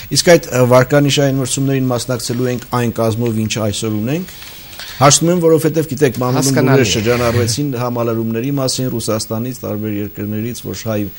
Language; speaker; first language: Armenian; native; Armenian